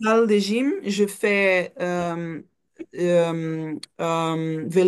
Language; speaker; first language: French; non-native, learner; Portuguese